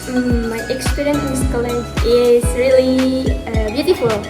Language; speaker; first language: English; non-native, learner; Indonesian